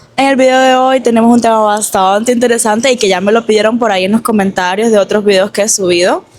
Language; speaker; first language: Spanish; native; Spanish